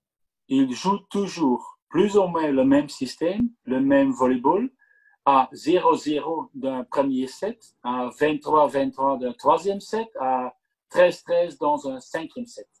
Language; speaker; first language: French; non-native, local second language; Dutch